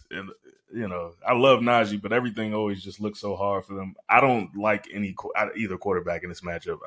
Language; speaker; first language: English; native; English